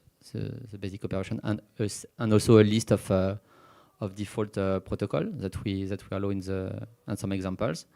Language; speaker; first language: English; non-native, fluent; French